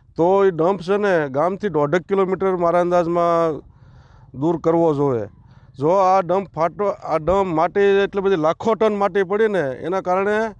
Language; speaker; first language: Gujarati; native; Gujarati